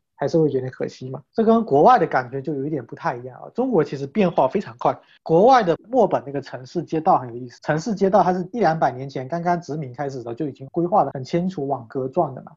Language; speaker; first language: Chinese; native; Chinese